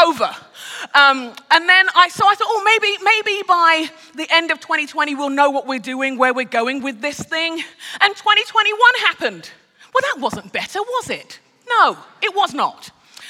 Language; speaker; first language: English; native; English